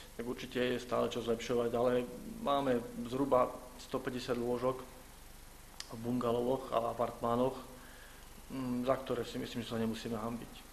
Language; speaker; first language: Slovak; native; Slovak